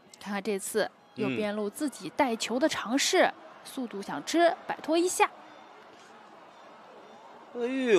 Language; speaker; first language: Chinese; native; Chinese